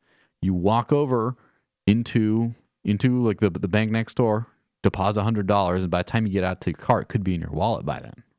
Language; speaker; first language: English; native; English